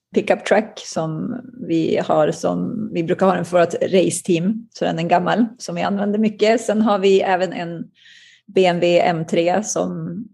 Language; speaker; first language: Swedish; native; Swedish